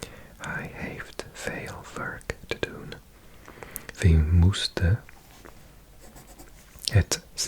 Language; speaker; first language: Dutch; non-native, learner; English